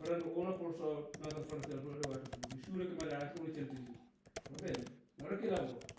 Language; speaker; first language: Italian; non-native, learner; Punjabi